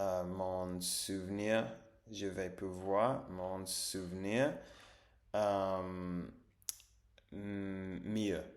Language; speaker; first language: French; non-native, learner; English